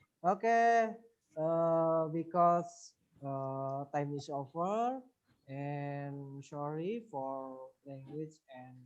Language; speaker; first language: English; non-native, learner; Indonesian